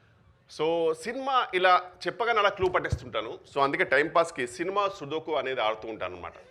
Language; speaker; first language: Telugu; native; Telugu